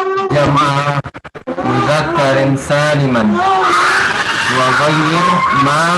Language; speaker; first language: Arabic; non-native, learner; Indonesian